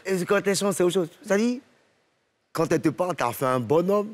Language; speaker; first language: French; non-native, local second language; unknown